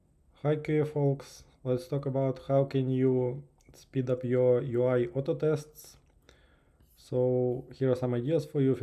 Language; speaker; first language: English; non-native, fluent; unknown